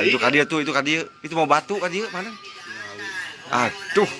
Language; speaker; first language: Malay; non-native, local second language; Sundanese